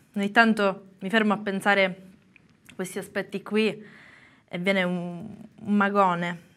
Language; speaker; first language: Italian; native; Italian